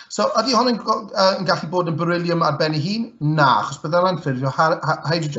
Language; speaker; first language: Welsh; native; Welsh